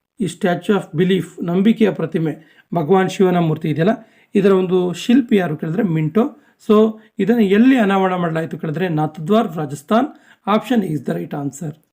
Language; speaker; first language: Kannada; native; Kannada